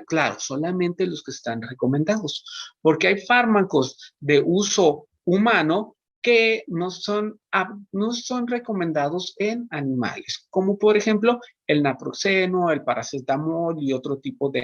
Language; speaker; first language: Spanish; native; Spanish